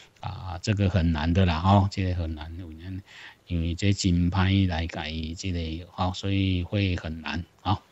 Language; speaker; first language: Chinese; non-native, local second language; Min Nan Chinese